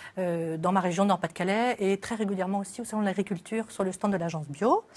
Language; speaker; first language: French; native; French